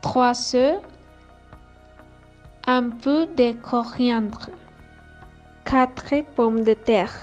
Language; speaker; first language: French; non-native, learner; Spanish